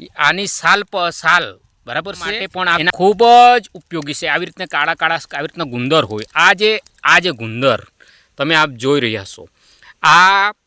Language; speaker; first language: Gujarati; non-native, local second language; Kukna